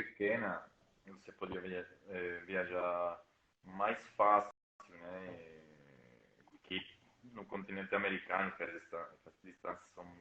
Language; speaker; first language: Portuguese; non-native, fluent; Spanish